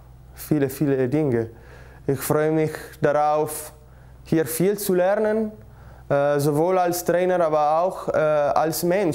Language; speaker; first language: German; non-native, learner; Italian